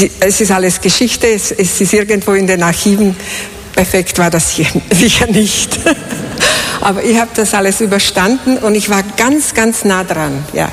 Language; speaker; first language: German; non-native, fluent; Czech